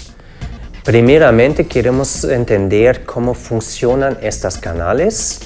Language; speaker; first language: Spanish; non-native, fluent; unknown